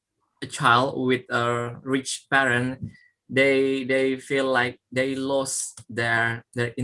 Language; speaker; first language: English; non-native, learner; Indonesian